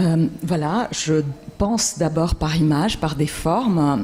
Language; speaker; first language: French; non-native, fluent; Russian